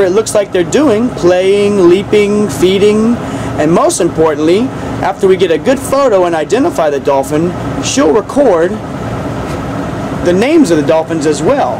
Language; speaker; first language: English; native; English